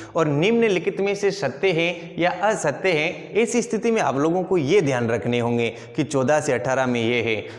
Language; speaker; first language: Hindi; native; Hindi